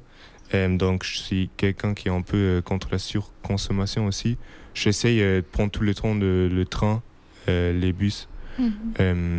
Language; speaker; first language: French; non-native, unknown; German